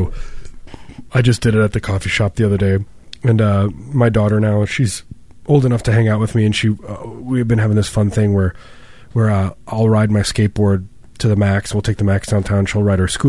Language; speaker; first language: English; native; English